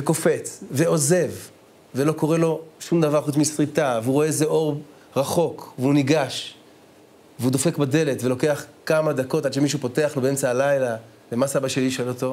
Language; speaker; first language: Hebrew; native; Hebrew